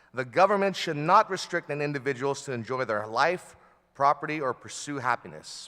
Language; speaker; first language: English; early bilingual, other home language; Filipino